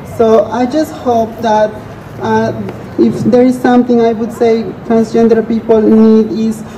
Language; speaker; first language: English; non-native, fluent; Spanish